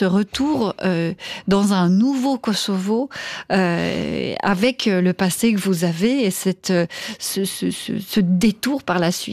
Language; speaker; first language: French; native; French